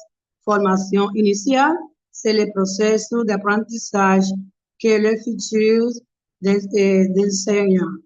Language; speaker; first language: French; non-native, learner; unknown